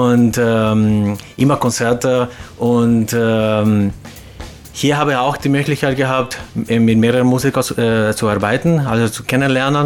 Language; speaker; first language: German; non-native, fluent; Spanish